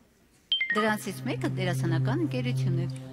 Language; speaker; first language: Armenian; native; Armenian